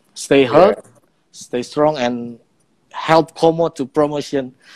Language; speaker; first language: English; non-native, learner; Indonesian